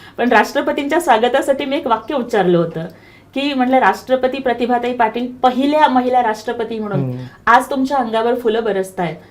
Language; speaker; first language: Marathi; non-native, local second language; Telugu